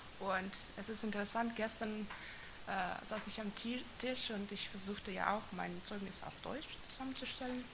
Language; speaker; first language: German; non-native, fluent; Russian